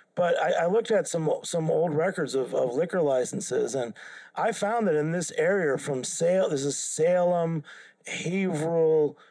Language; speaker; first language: English; native; English